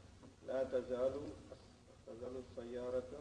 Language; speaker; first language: Arabic; non-native, learner; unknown